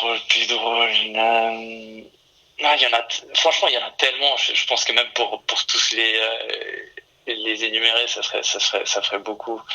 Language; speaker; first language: French; early bilingual, other home language; Portuguese